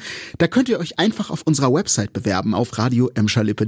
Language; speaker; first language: German; native; German